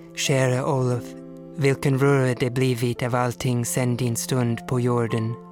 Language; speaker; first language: Swedish; non-native, fluent; English